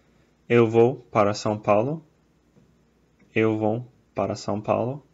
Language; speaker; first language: Portuguese; non-native, fluent; English